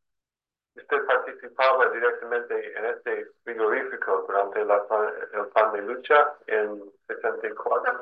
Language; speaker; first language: Spanish; non-native, fluent; English